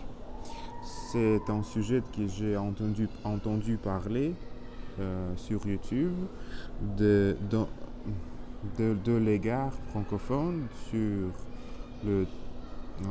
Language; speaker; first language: French; non-native, learner; Spanish